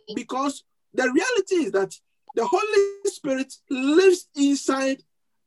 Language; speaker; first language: English; non-native, local second language; Akan